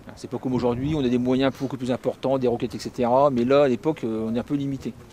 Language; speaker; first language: French; native; French